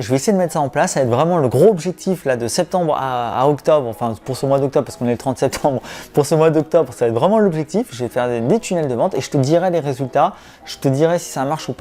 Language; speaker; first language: French; native; French